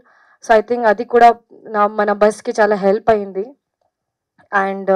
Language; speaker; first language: Telugu; non-native, fluent; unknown